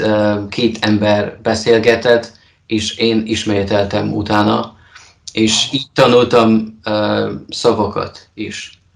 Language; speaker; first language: Hungarian; non-native, learner; Polish